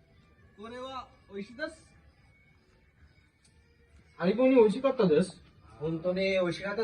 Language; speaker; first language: Japanese; non-native, learner; Bangla